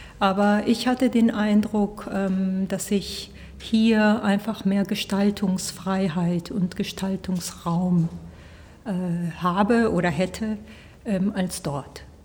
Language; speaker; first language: German; early bilingual, heritage; Spanish